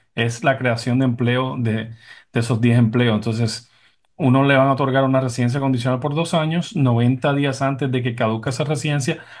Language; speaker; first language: Spanish; native; Spanish